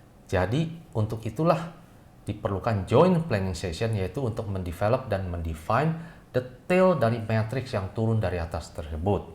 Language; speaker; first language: Indonesian; native; Indonesian